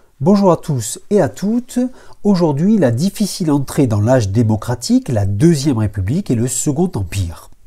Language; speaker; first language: French; native; French